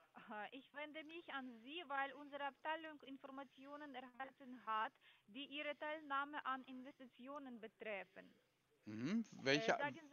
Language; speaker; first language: German; non-native, learner; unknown